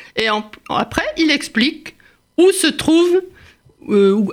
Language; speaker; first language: French; native; French